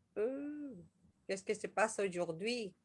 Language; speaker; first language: French; non-native, learner; Spanish